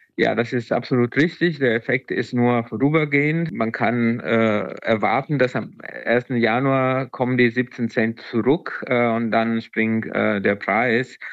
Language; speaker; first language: German; non-native, fluent; Italian